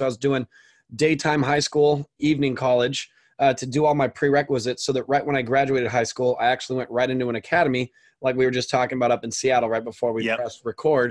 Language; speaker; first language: English; native; English